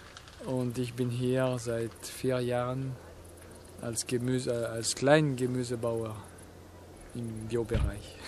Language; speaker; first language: German; non-native, fluent; French